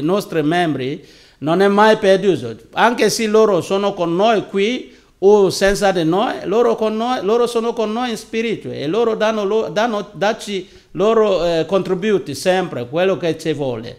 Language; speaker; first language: Italian; non-native, learner; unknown